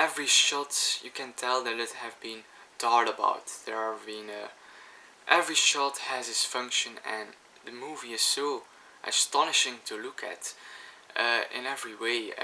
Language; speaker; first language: English; non-native, fluent; Dutch